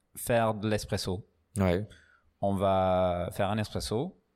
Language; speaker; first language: French; non-native, fluent; English